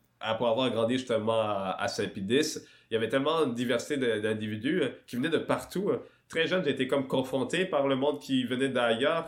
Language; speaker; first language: French; early bilingual, other home language; Swahili